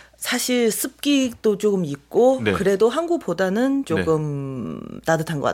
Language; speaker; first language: Korean; non-native, fluent; Chinese